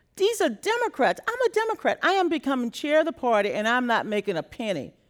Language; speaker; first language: English; native; English